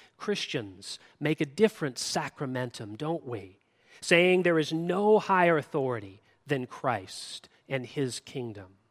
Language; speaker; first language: English; native; English